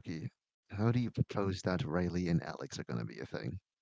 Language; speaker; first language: English; native; English